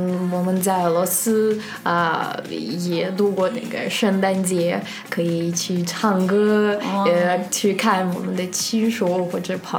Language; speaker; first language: Chinese; non-native, fluent; Russian